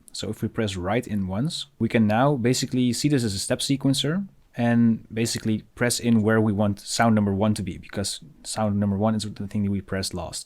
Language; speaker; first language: English; non-native, fluent; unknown